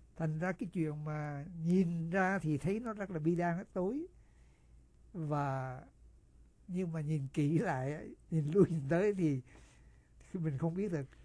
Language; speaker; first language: Vietnamese; native; Vietnamese